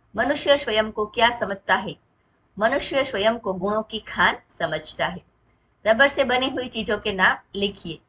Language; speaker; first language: Hindi; non-native, local second language; Gujarati